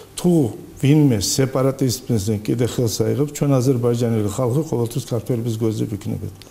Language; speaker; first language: Georgian; non-native, local second language; Azerbaijani